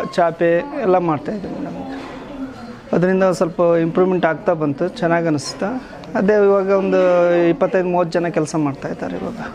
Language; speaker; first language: Kannada; native; Kannada